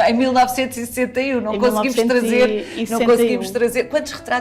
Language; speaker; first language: Portuguese; native; Portuguese